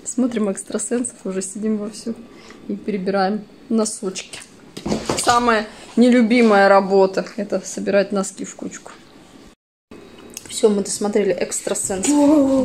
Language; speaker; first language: Russian; native; Russian